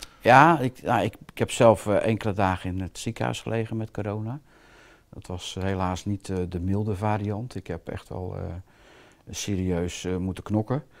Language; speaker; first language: Dutch; native; Dutch